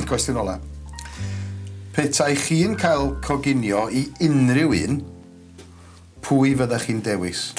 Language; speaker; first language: Welsh; native; Welsh